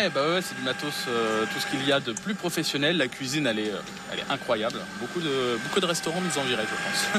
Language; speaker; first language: French; native; French